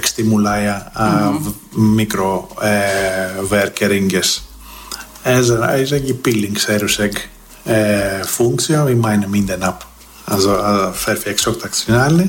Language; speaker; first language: Hungarian; non-native, fluent; Greek